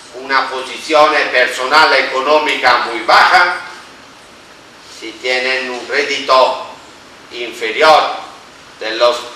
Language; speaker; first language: Spanish; non-native, fluent; Italian